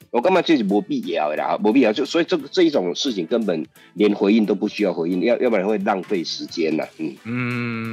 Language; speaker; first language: Chinese; native; Chinese